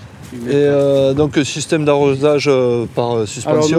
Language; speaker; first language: French; native; French